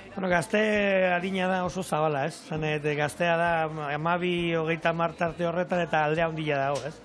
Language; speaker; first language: Basque; non-native, local second language; Spanish